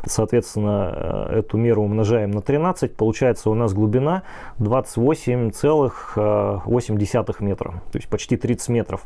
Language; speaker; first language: Russian; native; Russian